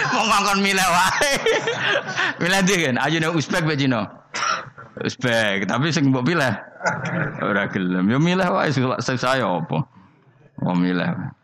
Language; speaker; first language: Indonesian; non-native, local second language; Javanese